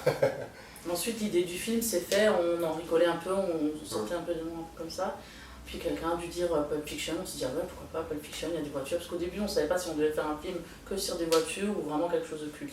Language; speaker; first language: French; native; French